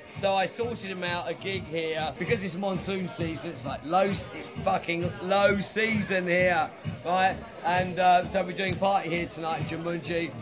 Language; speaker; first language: English; native; English